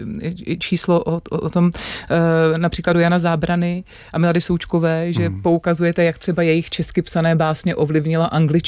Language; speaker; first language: Czech; native; Czech